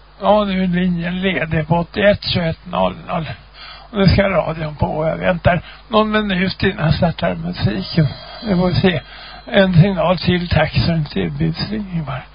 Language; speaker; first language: Swedish; native; Swedish